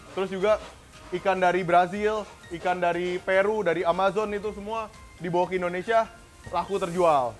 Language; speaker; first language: Indonesian; native; Indonesian